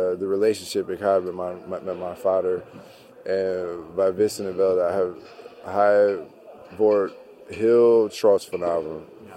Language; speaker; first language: Dutch; non-native, learner; English